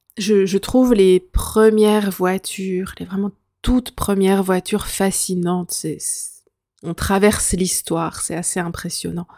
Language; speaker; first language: French; native; French